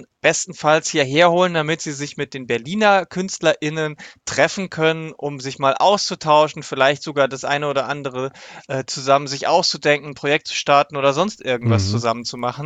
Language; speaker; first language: German; native; German